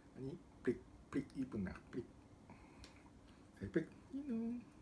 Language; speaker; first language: Thai; non-native, learner; Japanese